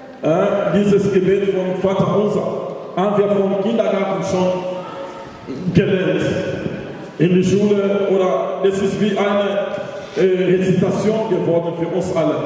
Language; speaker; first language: German; non-native, learner; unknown